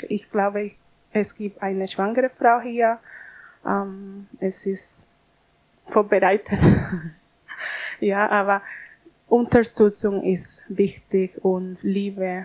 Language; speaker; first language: German; non-native, learner; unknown